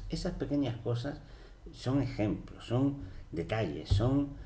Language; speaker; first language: Spanish; native; Spanish